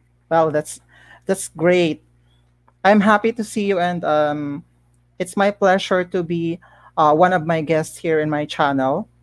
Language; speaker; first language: English; non-native, local second language; Filipino